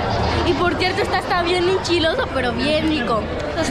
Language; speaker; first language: Spanish; native; Spanish